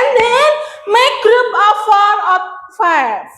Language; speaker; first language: English; non-native, learner; Indonesian